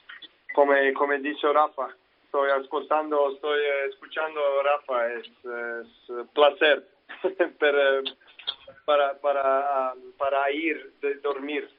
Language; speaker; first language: Spanish; non-native, learner; Serbian